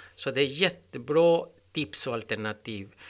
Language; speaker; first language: Swedish; non-native, learner; Spanish